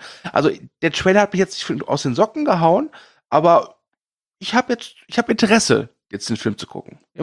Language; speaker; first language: German; native; German